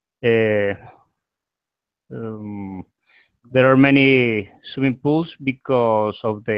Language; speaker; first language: English; non-native, learner; Spanish